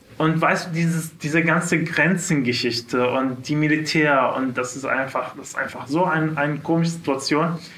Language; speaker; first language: German; non-native, fluent; Arabic